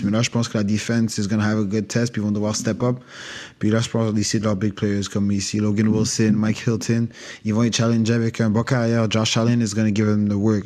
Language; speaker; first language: French; native; French